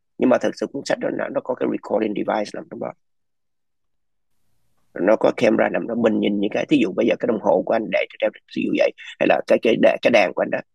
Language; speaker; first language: Vietnamese; early bilingual, other home language; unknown